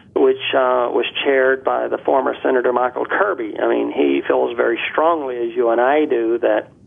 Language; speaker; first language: English; native; English